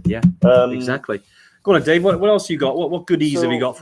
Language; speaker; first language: English; native; English